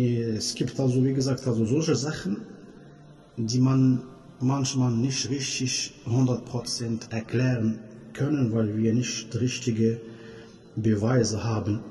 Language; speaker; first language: German; non-native, fluent; Arabic